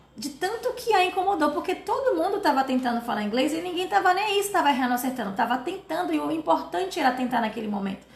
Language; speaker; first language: Portuguese; native; Portuguese